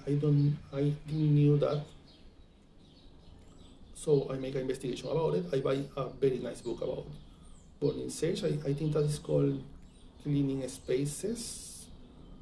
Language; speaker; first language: English; non-native, fluent; Spanish